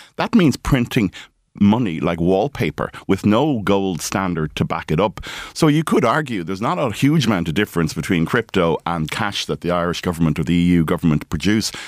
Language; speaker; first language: English; native; English